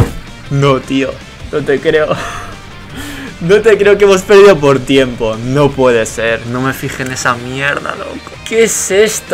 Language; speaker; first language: Spanish; native; Spanish